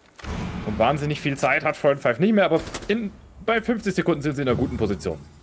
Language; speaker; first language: German; native; German